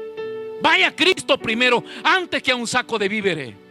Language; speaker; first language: Spanish; native; Spanish